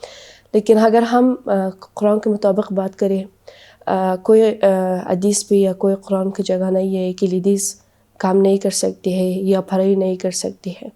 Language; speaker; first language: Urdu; non-native, learner; Persian